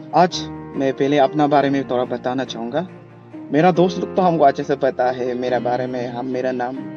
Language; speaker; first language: Hindi; non-native, local second language; Adi